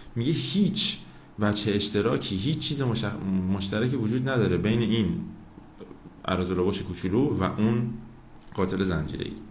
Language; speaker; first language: Persian; native; Persian